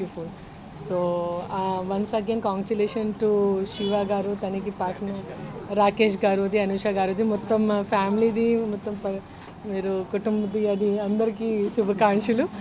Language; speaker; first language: Telugu; non-native, learner; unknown